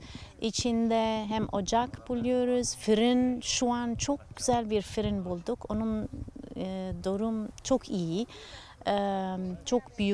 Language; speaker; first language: Turkish; non-native, learner; Italian